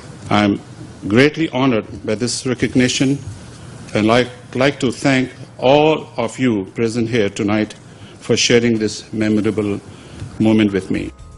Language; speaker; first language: English; non-native, local second language; Urdu